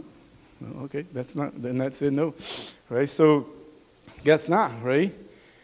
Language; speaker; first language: English; non-native, learner; Portuguese